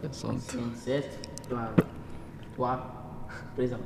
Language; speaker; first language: French; non-native, learner; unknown